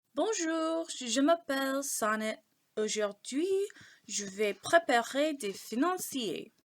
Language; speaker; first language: French; non-native, learner; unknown